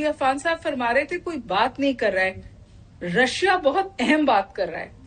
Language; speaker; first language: Urdu; native; Urdu